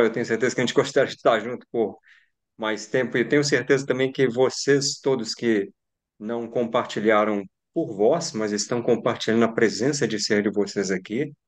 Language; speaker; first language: Portuguese; native; Portuguese